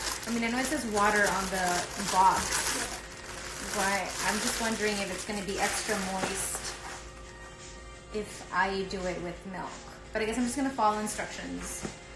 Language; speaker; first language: English; early bilingual, other home language; Spanish